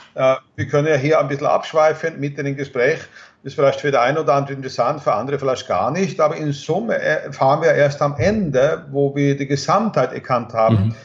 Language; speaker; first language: German; non-native, fluent; Swedish